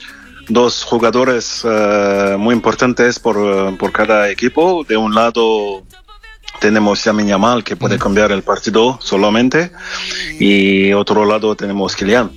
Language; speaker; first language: Spanish; non-native, fluent; French